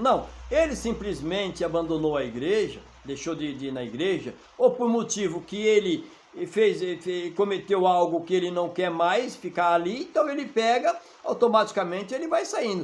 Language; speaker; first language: Portuguese; native; Portuguese